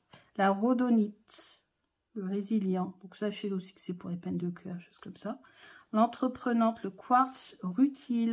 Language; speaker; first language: French; native; French